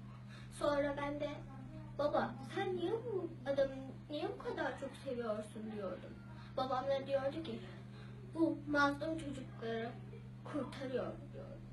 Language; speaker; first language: Turkish; early bilingual, other home language; Uyghur